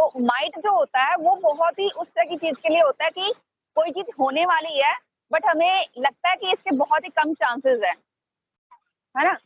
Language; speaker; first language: Hindi; native; Hindi